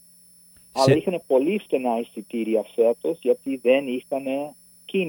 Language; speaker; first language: Greek; early bilingual, heritage; Greek